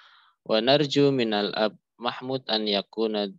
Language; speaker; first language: Arabic; non-native, fluent; Indonesian